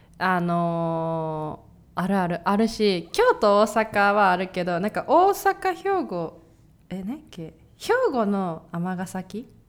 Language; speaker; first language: Japanese; native; Japanese